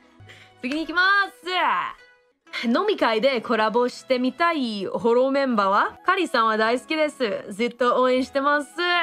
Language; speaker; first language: Japanese; non-native, fluent; English